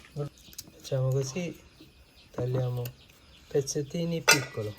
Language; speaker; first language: Italian; non-native, learner; Malayalam